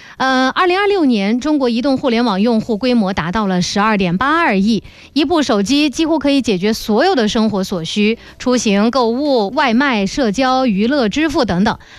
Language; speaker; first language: Chinese; native; Chinese